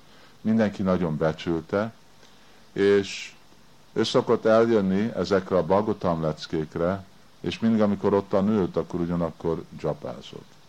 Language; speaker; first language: Hungarian; early bilingual, heritage; Hungarian